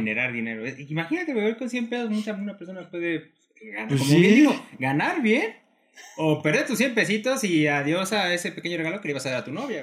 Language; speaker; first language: Spanish; native; Spanish